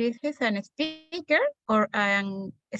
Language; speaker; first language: English; non-native, learner; Spanish